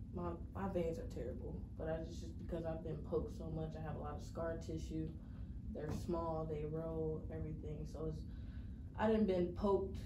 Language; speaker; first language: English; native; English